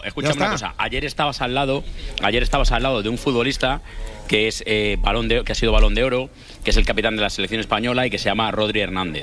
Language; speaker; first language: Spanish; native; Spanish